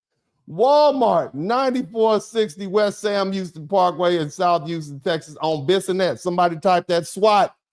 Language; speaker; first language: English; native; English